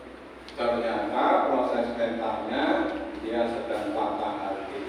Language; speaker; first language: Indonesian; non-native, local second language; Javanese